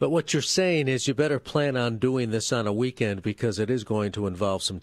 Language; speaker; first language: English; native; English